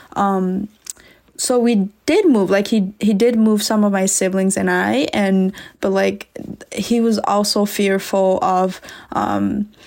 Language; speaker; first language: English; early bilingual, other home language; S'gaw Karen